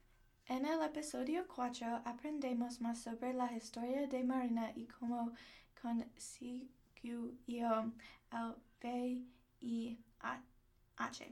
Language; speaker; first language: Spanish; non-native, learner; English